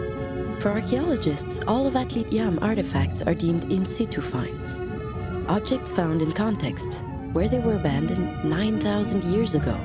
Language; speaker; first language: English; native; English